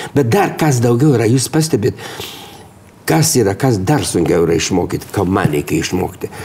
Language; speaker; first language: Lithuanian; native; Lithuanian